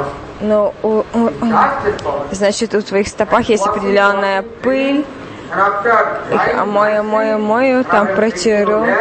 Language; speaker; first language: Russian; native; Russian